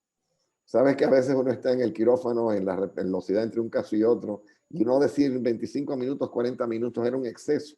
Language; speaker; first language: Spanish; native; Spanish